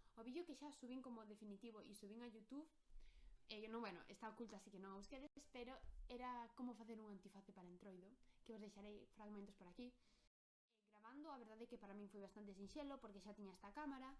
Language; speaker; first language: Galician; non-native, local second language; Spanish